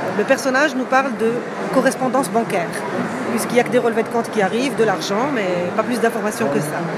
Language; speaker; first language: French; non-native, local second language; Arabic